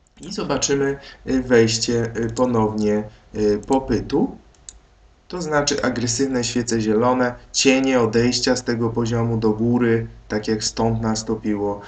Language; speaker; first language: Polish; native; Polish